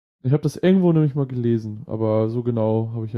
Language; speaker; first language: German; native; German